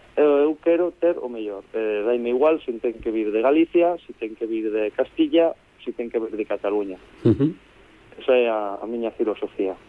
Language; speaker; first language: Galician; native; Galician